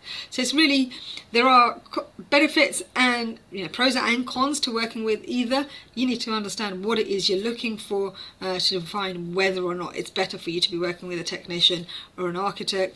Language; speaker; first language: English; native; English